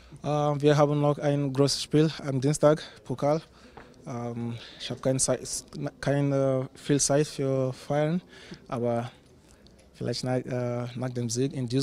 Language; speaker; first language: German; non-native, learner; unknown